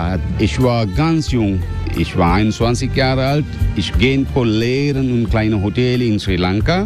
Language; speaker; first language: German; non-native, learner; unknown